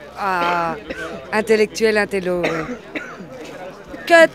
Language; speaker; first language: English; non-native, learner; French